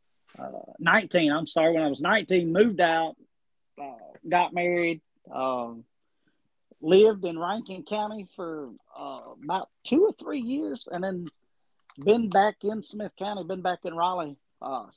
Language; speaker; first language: English; native; English